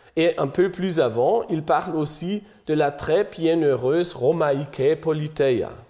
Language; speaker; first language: French; non-native, fluent; German